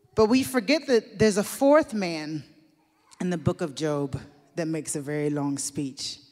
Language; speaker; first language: English; native; English